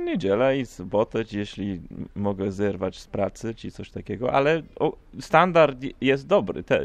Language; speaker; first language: Polish; non-native, fluent; English